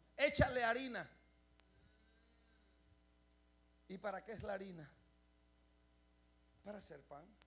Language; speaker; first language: Spanish; native; Spanish